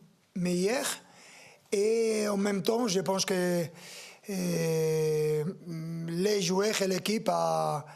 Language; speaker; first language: French; non-native, fluent; Spanish